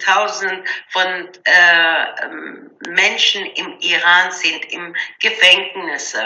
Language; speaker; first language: German; non-native, learner; Persian